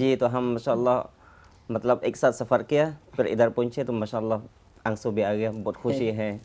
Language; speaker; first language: Hindi; non-native, fluent; Khmer